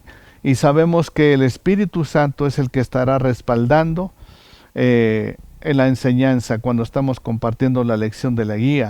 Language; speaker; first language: Spanish; native; Spanish